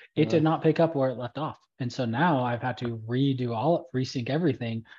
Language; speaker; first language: English; native; English